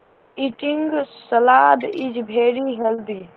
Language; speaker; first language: English; non-native, learner; Hindi